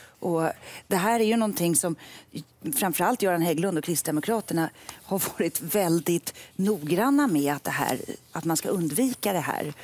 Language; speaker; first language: Swedish; native; Swedish